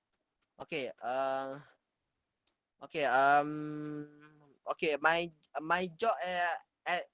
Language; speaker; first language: English; non-native, local second language; Malay